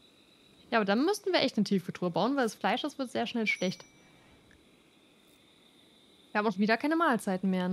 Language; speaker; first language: German; native; German